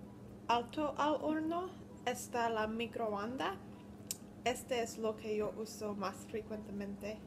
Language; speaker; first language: Spanish; non-native, learner; English